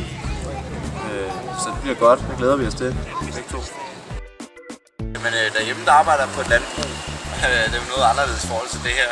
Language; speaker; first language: Danish; native; Danish